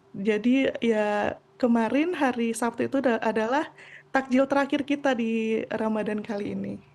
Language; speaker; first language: Indonesian; native; Indonesian